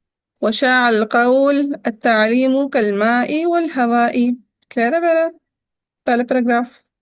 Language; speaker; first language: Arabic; non-native, fluent; Urdu